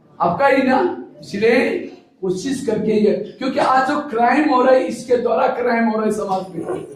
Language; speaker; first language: Hindi; non-native, local second language; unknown